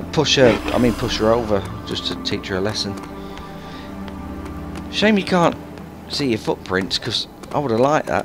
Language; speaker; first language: English; native; English